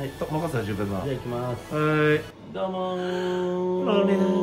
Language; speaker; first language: Japanese; native; Japanese